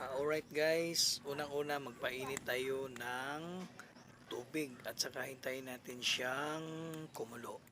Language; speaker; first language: Filipino; non-native, local second language; Cebuano